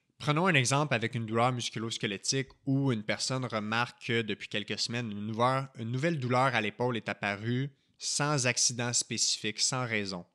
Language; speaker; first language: French; native; French